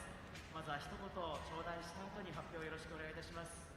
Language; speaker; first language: Japanese; native; Japanese